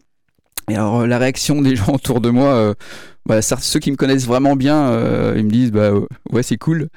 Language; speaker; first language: French; native; French